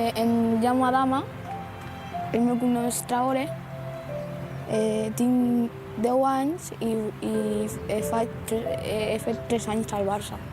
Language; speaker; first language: Catalan; early bilingual, other home language; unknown